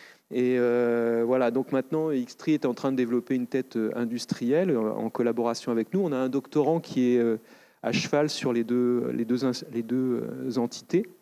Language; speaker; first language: French; native; French